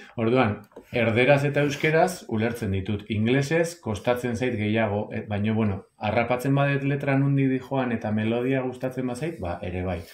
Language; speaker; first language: Basque; native; Basque